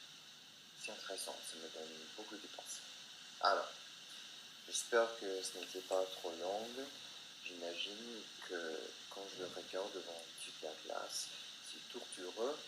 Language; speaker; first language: French; non-native, fluent; English